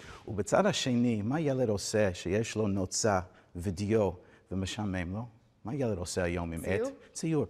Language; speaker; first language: Hebrew; non-native, fluent; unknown